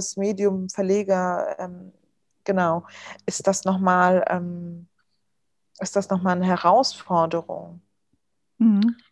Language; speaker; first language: German; early bilingual, other home language; Turkish